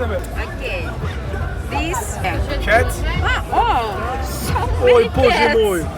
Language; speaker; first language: English; non-native, learner; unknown